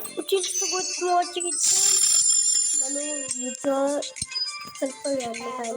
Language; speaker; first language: Turkish; non-native, learner; Uzbek